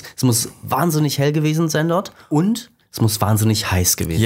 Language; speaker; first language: German; native; German